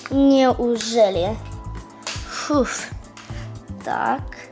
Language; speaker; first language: Russian; early bilingual, heritage; Russian